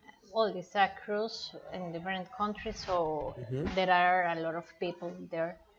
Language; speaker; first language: English; non-native, learner; Spanish